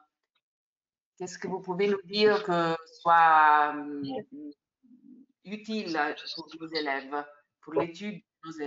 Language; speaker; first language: French; non-native, fluent; Italian